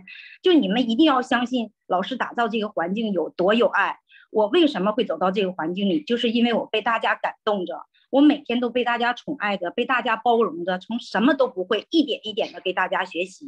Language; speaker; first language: Chinese; native; Chinese